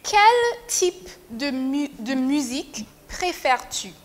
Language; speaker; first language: French; non-native, fluent; English